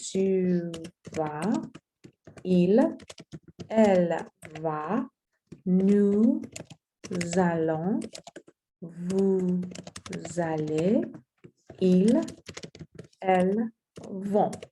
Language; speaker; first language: French; non-native, fluent; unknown